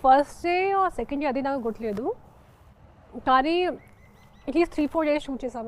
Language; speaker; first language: Telugu; non-native, fluent; Hindi